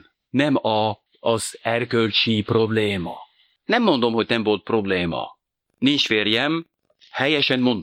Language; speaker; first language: Hungarian; non-native, fluent; French